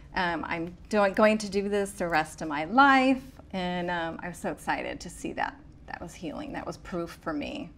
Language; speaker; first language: English; native; English